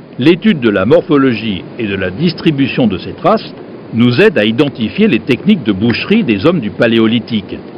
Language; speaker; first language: French; native; French